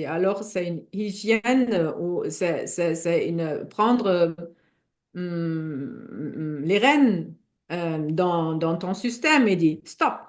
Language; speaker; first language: French; non-native, fluent; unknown